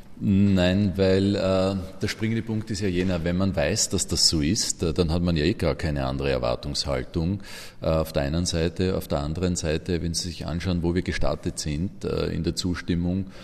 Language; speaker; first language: German; native; German